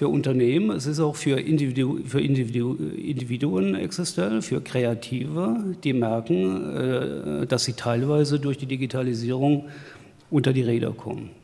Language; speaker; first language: German; native; German